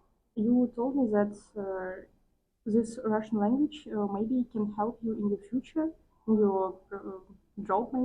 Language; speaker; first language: English; non-native, fluent; Russian